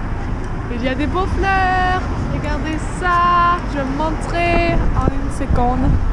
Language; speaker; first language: French; non-native, learner; German